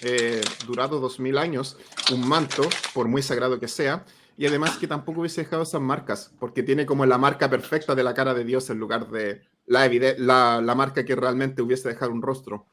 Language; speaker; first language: Spanish; native; Spanish